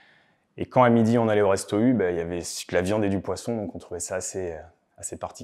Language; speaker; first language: French; native; French